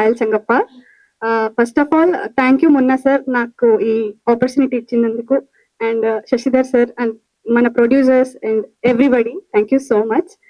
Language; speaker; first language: Telugu; non-native, learner; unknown